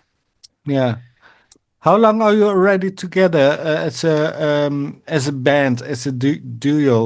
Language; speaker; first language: English; non-native, fluent; Dutch